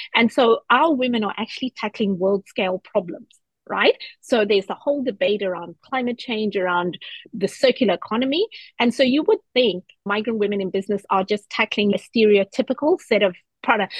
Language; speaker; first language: English; non-native, local second language; Shona